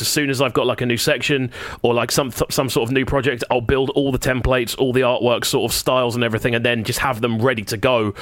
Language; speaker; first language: English; native; English